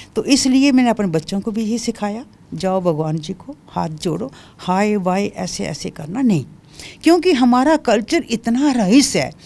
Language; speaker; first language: Hindi; non-native, local second language; Dogri